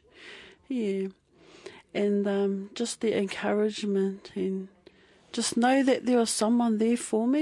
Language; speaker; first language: English; native; English